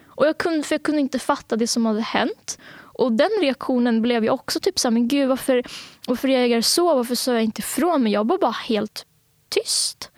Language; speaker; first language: Swedish; early bilingual, other home language; Bangla